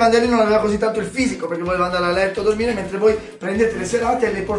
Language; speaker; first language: Italian; native; Italian